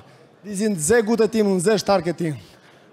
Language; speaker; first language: German; non-native, fluent; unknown